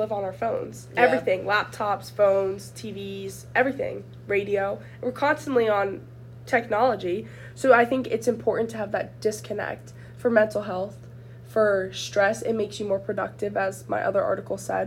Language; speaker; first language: English; native; English